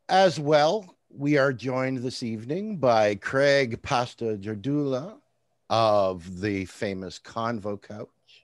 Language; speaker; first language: English; native; English